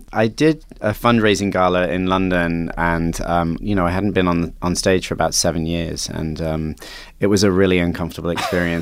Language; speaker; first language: English; native; English